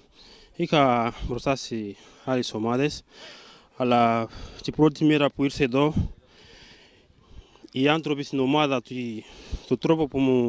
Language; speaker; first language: Greek; non-native, learner; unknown